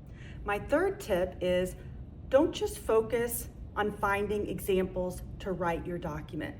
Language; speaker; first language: English; native; English